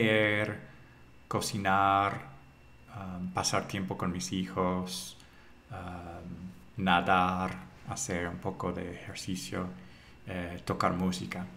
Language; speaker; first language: Spanish; non-native, fluent; English